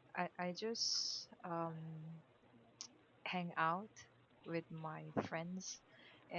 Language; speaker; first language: English; non-native, learner; Korean